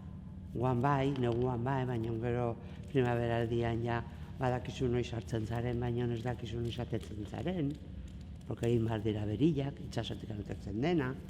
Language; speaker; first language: Basque; non-native, local second language; Spanish